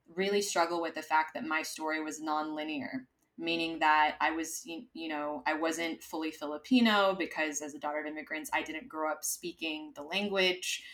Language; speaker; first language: English; native; English